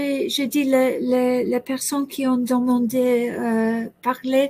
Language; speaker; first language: French; non-native, learner; English